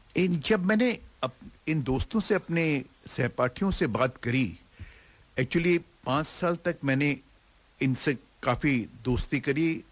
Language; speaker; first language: Hindi; native; Hindi